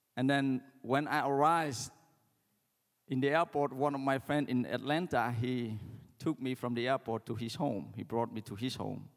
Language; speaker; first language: English; non-native, learner; Khmer